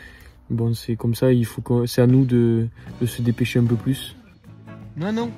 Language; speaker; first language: French; native; French